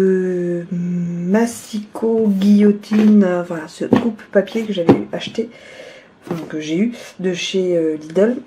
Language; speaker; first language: French; native; French